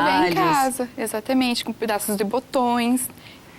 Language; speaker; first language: Portuguese; native; Portuguese